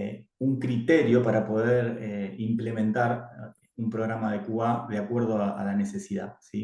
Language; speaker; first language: Spanish; native; Spanish